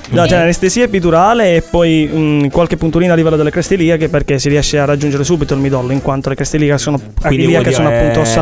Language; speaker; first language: Italian; native; Italian